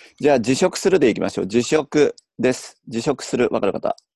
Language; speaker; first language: Japanese; native; Japanese